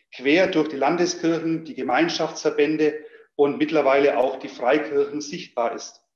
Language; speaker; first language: German; native; German